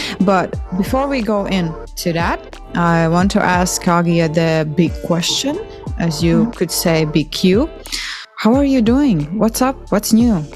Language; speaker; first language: English; non-native, fluent; Latvian